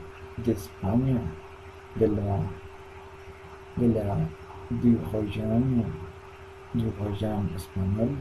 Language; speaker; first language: French; non-native, learner; Spanish